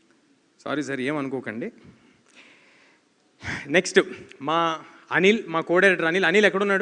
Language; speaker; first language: Telugu; native; Telugu